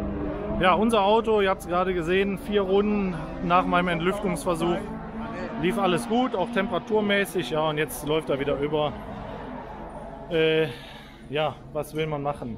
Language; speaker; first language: German; native; German